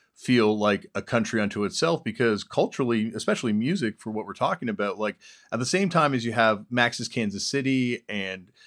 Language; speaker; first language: English; native; English